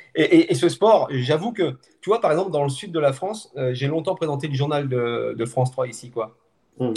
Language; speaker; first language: French; native; French